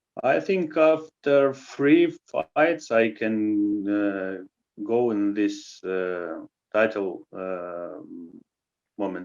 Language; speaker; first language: English; non-native, learner; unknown